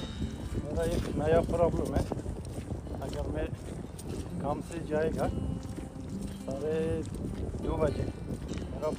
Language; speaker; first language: Hindi; non-native, learner; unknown